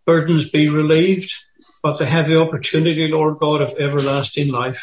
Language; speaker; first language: English; native; English